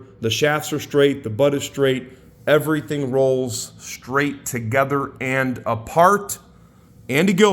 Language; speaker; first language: English; native; English